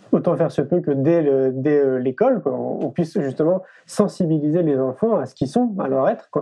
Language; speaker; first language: French; native; French